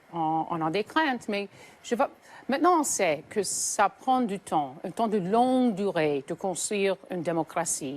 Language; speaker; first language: French; native; French